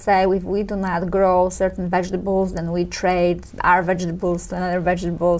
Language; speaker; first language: English; non-native, fluent; Polish